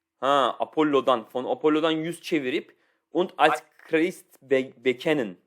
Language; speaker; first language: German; non-native, fluent; Turkish